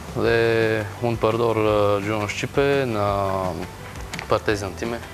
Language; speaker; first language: Albanian; non-native, learner; Bulgarian